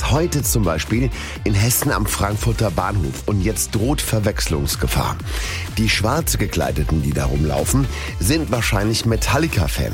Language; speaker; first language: German; native; German